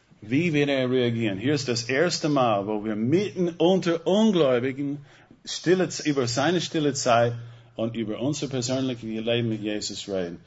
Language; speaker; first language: German; non-native, fluent; English